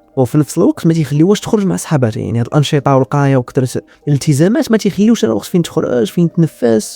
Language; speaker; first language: Arabic; native; Arabic